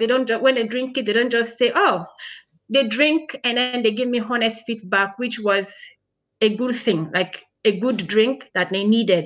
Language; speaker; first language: English; early bilingual, other home language; Krio